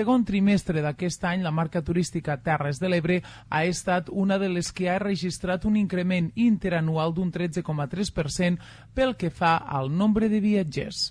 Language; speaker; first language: Catalan; native; Catalan